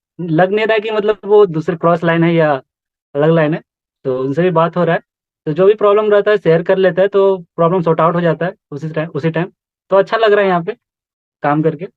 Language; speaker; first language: Hindi; native; Hindi